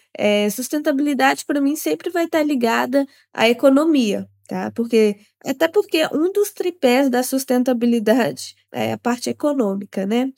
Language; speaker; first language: Portuguese; native; Portuguese